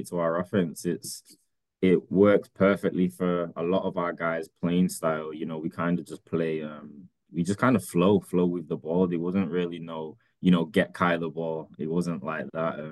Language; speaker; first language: English; native; English